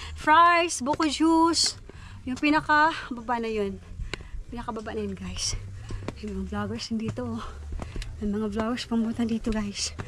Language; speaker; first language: Filipino; native; Filipino